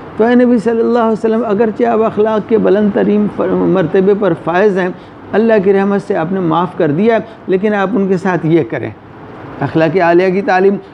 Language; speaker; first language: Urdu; non-native, local second language; Punjabi